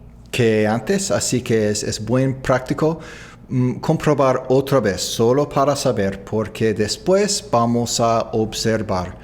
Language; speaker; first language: Spanish; non-native, fluent; English